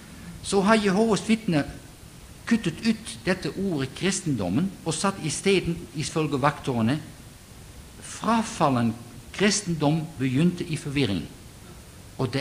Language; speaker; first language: Norwegian; non-native, fluent; Dutch